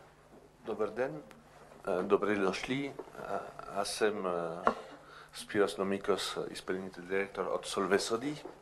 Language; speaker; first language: Bulgarian; non-native, learner; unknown